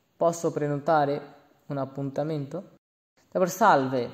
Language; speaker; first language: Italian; non-native, fluent; Bangla